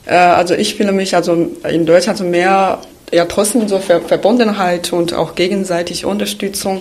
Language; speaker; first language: German; non-native, fluent; Chinese